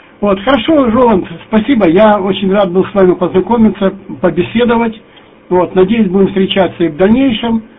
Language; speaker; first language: Russian; native; Russian